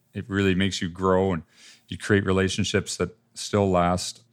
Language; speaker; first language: English; native; English